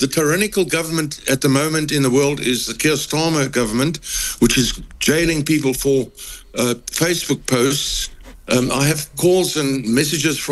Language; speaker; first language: English; native; English